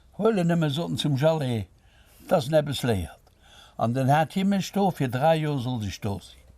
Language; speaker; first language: Luxembourgish; native; Luxembourgish